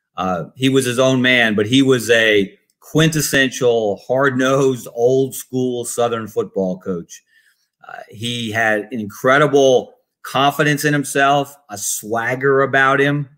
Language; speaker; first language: English; native; English